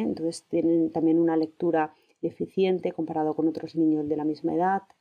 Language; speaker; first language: Spanish; native; Spanish